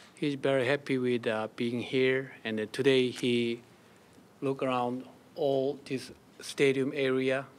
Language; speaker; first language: English; non-native, learner; Korean